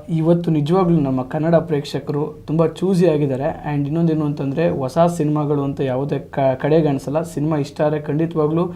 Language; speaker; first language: Kannada; native; Kannada